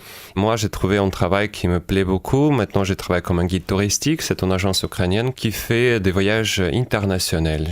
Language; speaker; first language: French; non-native, fluent; Ukrainian